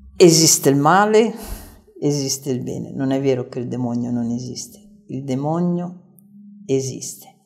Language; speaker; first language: Italian; native; Italian